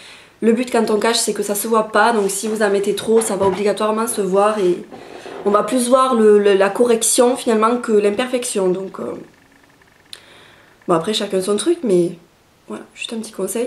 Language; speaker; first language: French; native; French